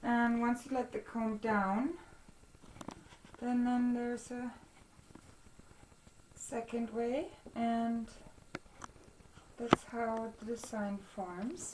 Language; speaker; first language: English; non-native, fluent; German